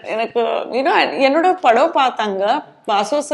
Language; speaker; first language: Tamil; non-native, local second language; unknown